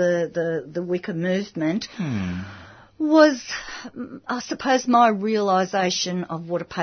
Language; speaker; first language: English; native; English